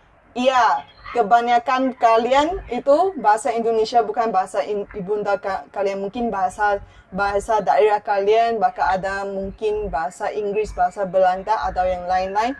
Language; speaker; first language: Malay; non-native, local second language; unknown